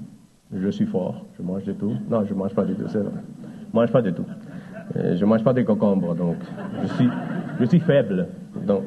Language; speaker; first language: French; native; French